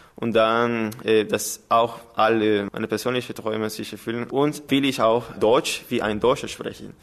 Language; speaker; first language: German; non-native, learner; Spanish